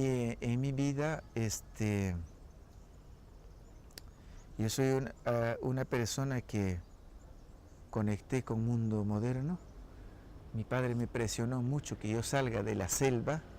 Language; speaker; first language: Spanish; non-native, local second language; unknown